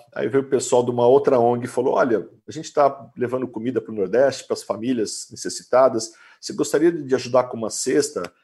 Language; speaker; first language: Portuguese; native; Portuguese